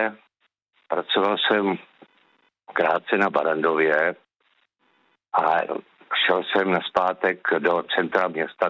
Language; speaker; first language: Czech; native; Czech